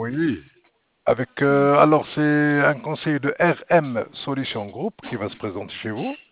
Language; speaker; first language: French; non-native, local second language; Arabic